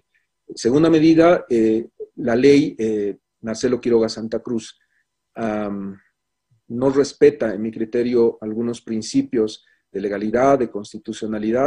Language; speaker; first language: Spanish; native; Spanish